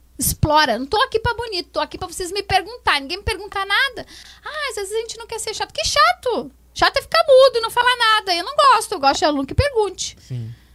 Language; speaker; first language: Portuguese; native; Portuguese